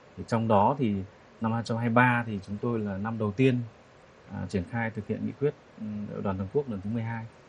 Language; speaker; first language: Vietnamese; native; Vietnamese